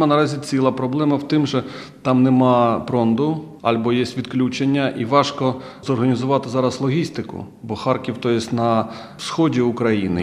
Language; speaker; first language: Ukrainian; non-native, local second language; Russian